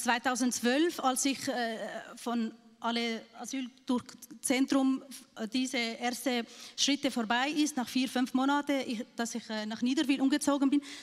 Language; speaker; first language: German; non-native, learner; Arabic